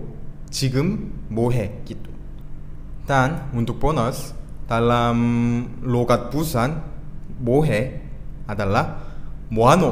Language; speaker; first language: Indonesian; non-native, fluent; Korean